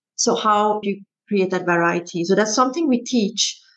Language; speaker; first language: English; non-native, fluent; German